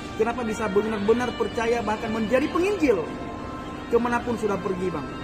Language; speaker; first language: Indonesian; non-native, local second language; Achinese